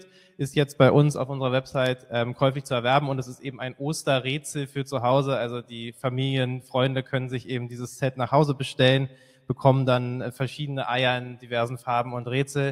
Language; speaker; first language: German; native; German